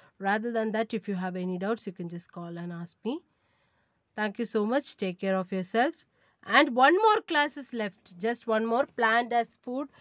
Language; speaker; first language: English; non-native, local second language; Tamil